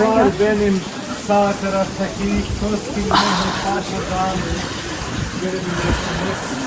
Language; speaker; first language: Turkish; non-native, fluent; Bosnian